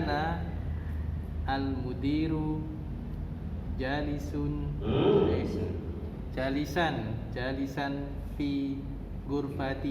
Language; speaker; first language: Arabic; non-native, learner; Indonesian